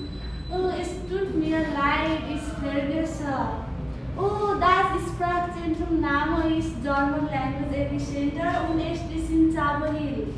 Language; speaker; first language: German; non-native, learner; Nepali